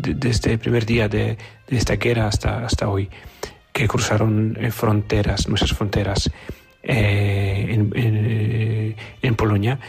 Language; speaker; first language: Spanish; non-native, fluent; Polish